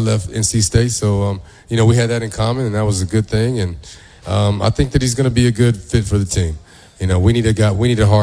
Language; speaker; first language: English; early bilingual, other home language; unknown